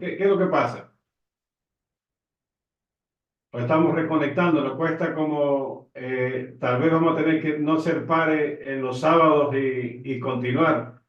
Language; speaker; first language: Spanish; native; Spanish